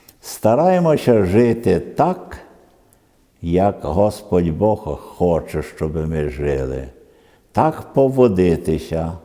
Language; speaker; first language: Ukrainian; early bilingual, other home language; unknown